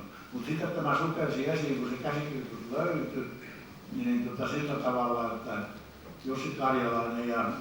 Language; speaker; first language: Finnish; native; Finnish